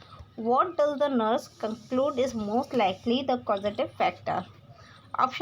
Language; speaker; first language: English; non-native, local second language; Hindi